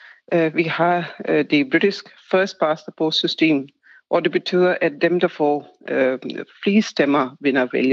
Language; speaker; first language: Danish; non-native, fluent; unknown